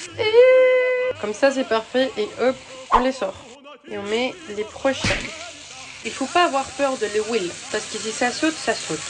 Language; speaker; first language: French; non-native, fluent; Spanish